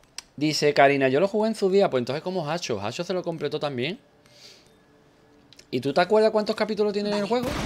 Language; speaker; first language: Spanish; native; Spanish